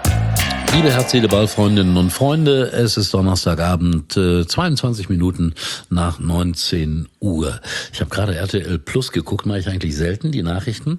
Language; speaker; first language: German; native; German